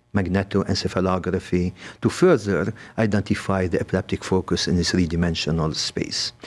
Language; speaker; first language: English; non-native, fluent; Arabic